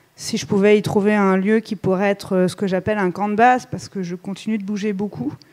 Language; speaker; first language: French; native; French